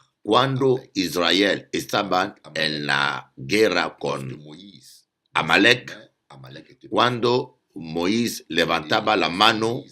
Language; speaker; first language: Spanish; non-native, learner; French